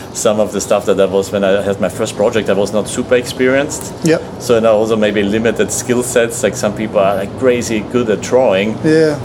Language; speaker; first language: English; non-native, fluent; German